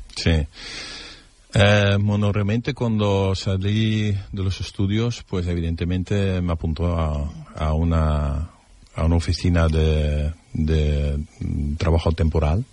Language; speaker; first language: Spanish; non-native, fluent; Dutch